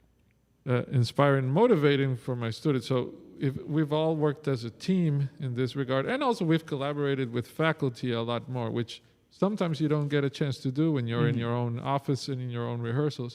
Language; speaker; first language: English; non-native, fluent; Spanish